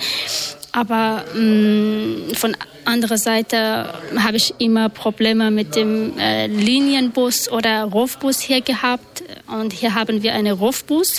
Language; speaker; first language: German; non-native, learner; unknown